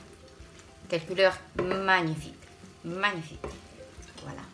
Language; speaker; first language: French; non-native, fluent; Italian